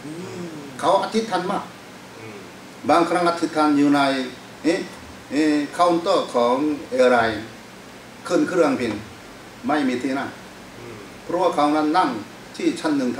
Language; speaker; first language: Thai; non-native, fluent; Korean